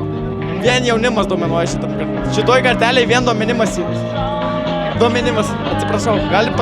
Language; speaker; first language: Lithuanian; native; Lithuanian